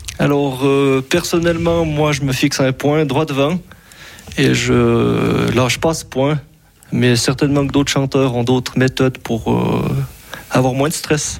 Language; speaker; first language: French; native; French